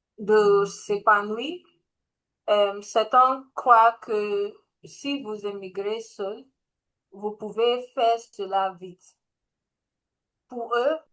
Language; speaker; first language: French; non-native, learner; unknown